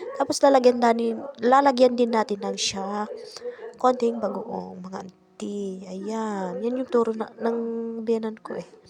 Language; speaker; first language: Filipino; non-native, local second language; Iloko